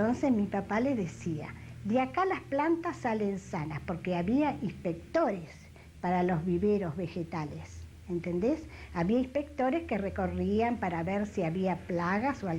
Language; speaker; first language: Spanish; native; Spanish